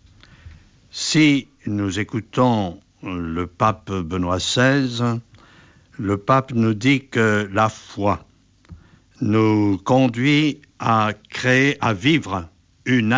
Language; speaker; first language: French; native; French